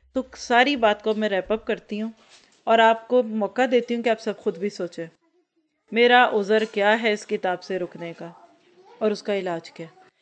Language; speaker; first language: Urdu; native; Urdu